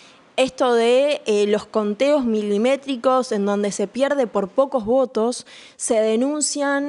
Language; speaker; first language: Spanish; native; Spanish